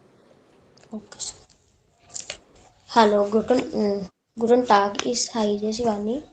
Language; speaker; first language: German; non-native, learner; Hindi